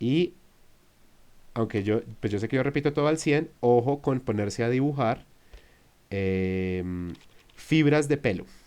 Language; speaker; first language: Spanish; native; Spanish